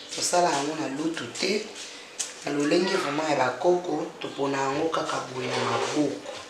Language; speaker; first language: Lingala; non-native, local second language; Luba-Lulua